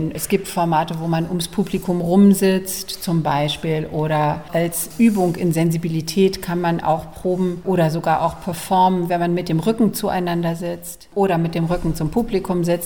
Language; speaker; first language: German; native; German